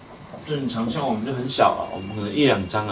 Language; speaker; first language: Chinese; native; Chinese